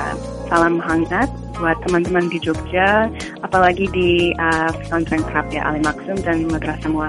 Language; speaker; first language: Indonesian; non-native, fluent; English